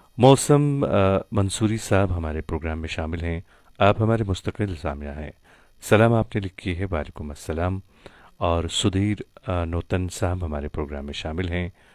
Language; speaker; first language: Hindi; non-native, local second language; Kashmiri